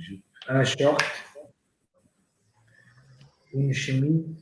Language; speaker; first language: French; non-native, learner; Portuguese